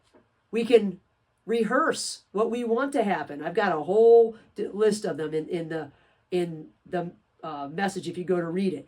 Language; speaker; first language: English; native; English